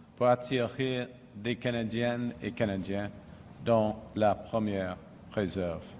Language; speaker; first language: French; non-native, fluent; English